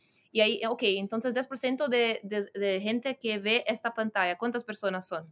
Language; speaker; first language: Spanish; non-native, fluent; Portuguese